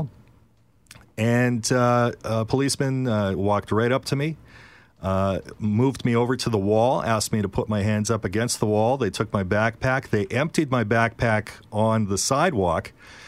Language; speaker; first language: English; native; English